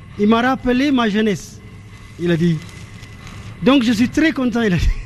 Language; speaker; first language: French; non-native, fluent; Tigrinya